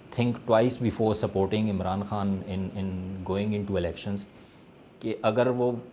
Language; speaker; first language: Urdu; native; Urdu